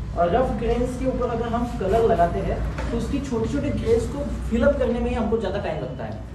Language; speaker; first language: Hindi; non-native, local second language; Marathi